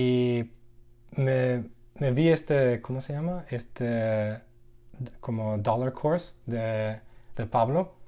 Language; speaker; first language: Spanish; non-native, learner; English